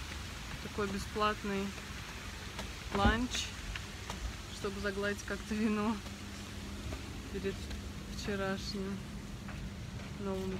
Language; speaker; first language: Russian; native; Russian